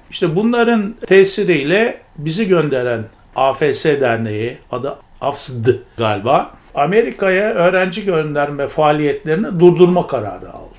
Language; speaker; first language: Turkish; native; Turkish